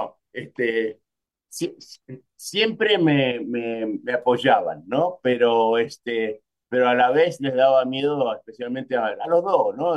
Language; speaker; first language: Spanish; native; Spanish